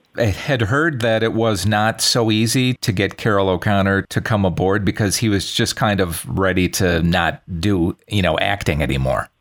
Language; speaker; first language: English; native; English